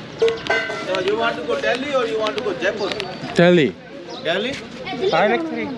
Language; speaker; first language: English; non-native, learner; Hindi